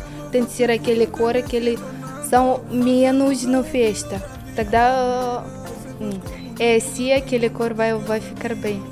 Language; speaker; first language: Portuguese; non-native, learner; Russian